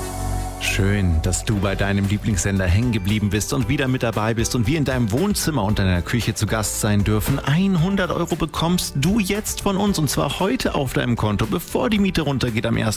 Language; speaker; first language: German; native; German